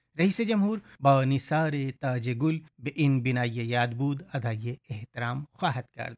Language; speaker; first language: Persian; non-native, fluent; Urdu